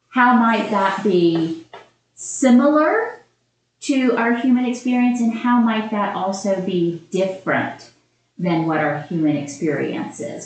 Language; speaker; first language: English; native; English